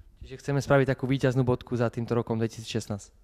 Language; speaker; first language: Slovak; native; Slovak